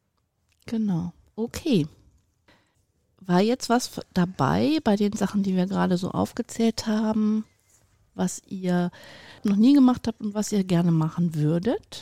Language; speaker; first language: German; native; German